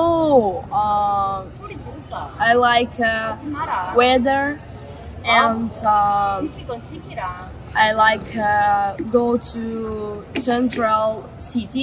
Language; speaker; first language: English; non-native, learner; Russian